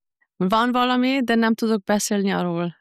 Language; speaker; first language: Hungarian; non-native, fluent; German